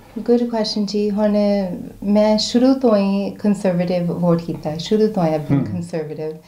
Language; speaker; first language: Punjabi; early bilingual, heritage; Punjabi